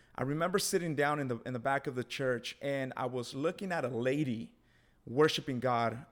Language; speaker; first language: English; early bilingual, other home language; Spanish